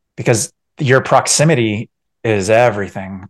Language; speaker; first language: English; native; English